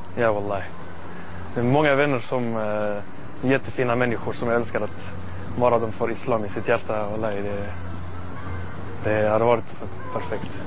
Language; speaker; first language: Swedish; non-native, learner; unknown